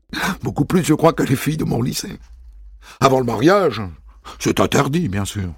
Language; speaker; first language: French; native; French